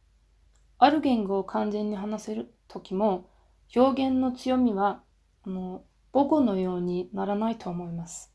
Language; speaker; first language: Japanese; non-native, fluent; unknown